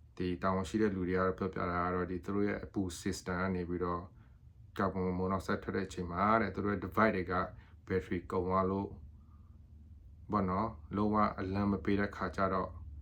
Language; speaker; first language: Burmese; non-native, local second language; S'gaw Karen